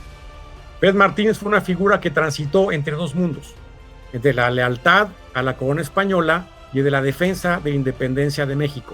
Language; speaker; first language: Spanish; native; Spanish